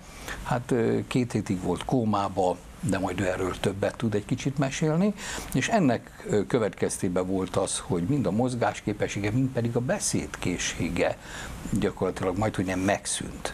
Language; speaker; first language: Hungarian; native; Hungarian